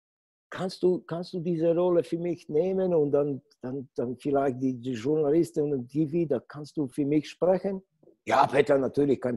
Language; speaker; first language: German; non-native, learner; Polish